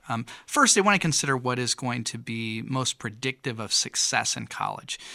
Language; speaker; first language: English; native; English